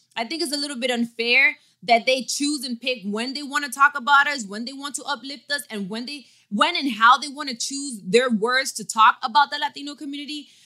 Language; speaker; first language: English; early bilingual, other home language; Spanish